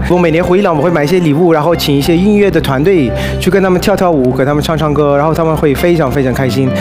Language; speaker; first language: Chinese; non-native, fluent; Persian